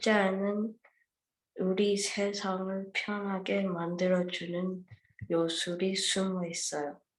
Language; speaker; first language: Korean; early bilingual, heritage; Korean